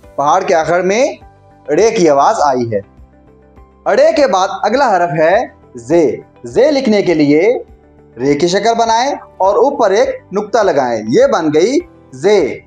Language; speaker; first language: Urdu; native; Urdu